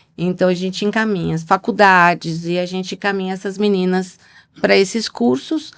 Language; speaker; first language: Portuguese; native; Portuguese